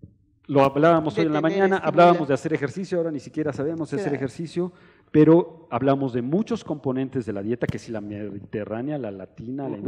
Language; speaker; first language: Spanish; native; Spanish